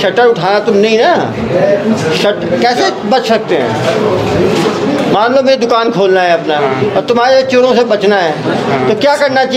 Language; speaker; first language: Hindi; native; Hindi